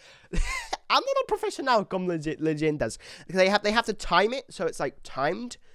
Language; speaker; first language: English; native; English